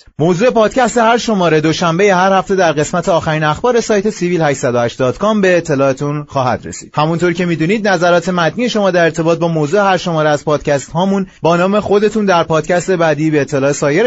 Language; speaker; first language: Persian; native; Persian